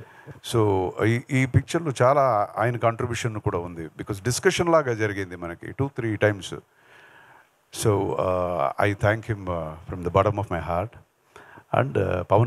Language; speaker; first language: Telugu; non-native, local second language; Kannada